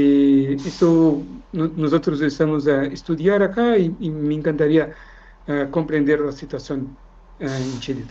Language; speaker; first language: Spanish; non-native, fluent; Portuguese